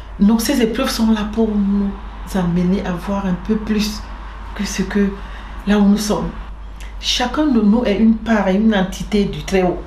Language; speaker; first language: French; non-native, local second language; Basaa